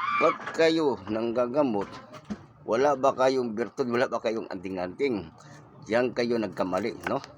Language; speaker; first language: Filipino; non-native, local second language; Cebuano